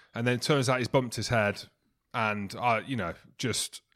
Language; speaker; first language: English; native; English